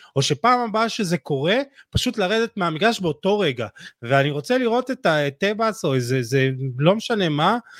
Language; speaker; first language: Hebrew; native; Hebrew